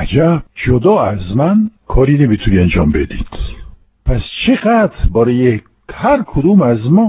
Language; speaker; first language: Persian; non-native, fluent; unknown